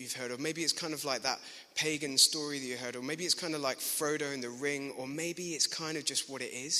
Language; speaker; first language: English; native; English